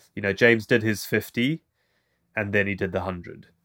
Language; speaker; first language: English; native; English